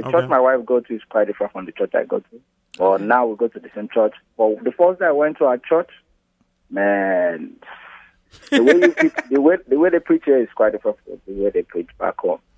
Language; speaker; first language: English; non-native, local second language; Igbo